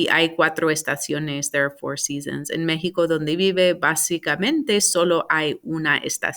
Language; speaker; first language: Spanish; non-native, fluent; English